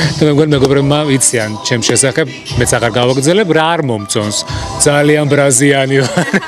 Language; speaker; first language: Georgian; early bilingual, heritage; Georgian